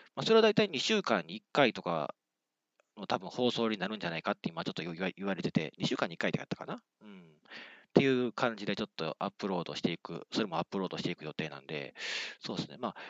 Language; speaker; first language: Japanese; native; Japanese